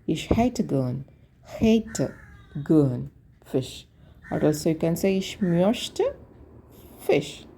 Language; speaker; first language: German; non-native, learner; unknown